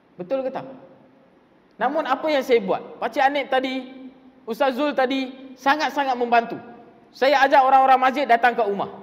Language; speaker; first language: Malay; non-native, local second language; Tamil